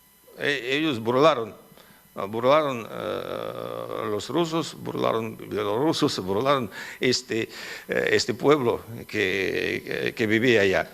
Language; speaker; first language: Spanish; non-native, fluent; Russian